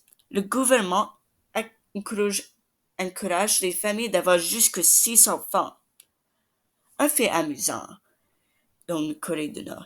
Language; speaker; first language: French; non-native, learner; English